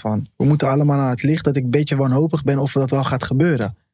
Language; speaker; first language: Dutch; early bilingual, other home language; Papiamento